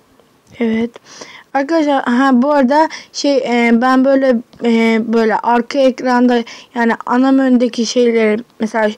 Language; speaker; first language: Turkish; native; Turkish